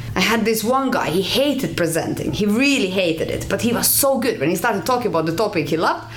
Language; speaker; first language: English; non-native, fluent; Finnish